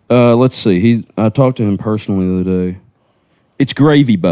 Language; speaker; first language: English; native; English